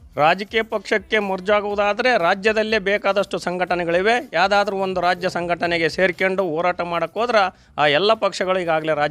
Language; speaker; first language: Kannada; native; Kannada